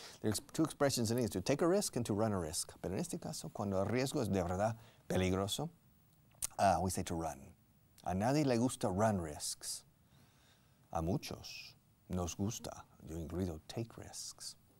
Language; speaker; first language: Spanish; non-native, fluent; English